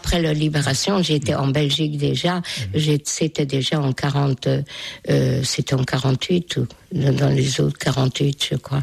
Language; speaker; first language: French; non-native, fluent; Hungarian